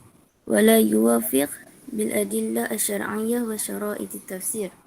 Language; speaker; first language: Arabic; non-native, learner; Malay